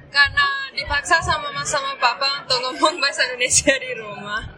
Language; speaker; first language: Indonesian; early bilingual, heritage; Indonesian